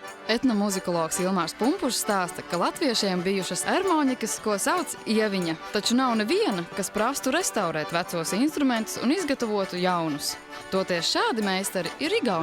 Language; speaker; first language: Latvian; native; Latvian